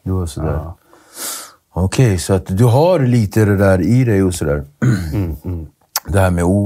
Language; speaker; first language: Swedish; native; Swedish